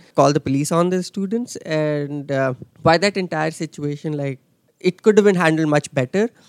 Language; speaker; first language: English; non-native, local second language; Hindi